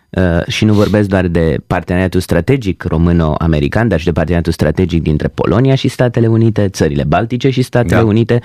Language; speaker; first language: Romanian; native; Romanian